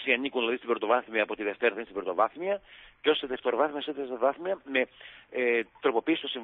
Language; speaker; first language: Greek; native; Greek